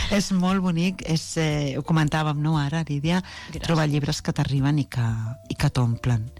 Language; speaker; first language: Catalan; native; Catalan